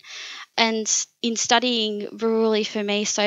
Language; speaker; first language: English; native; English